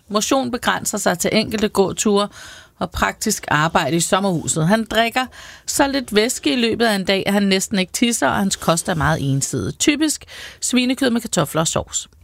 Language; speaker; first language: Danish; native; Danish